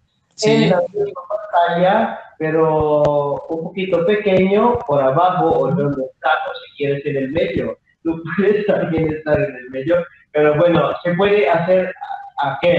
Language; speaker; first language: Spanish; non-native, fluent; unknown